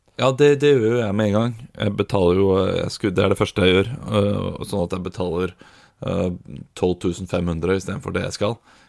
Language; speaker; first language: Norwegian; native; Norwegian